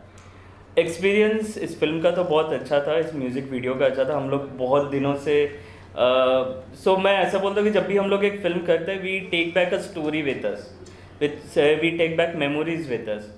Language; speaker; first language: Hindi; non-native, local second language; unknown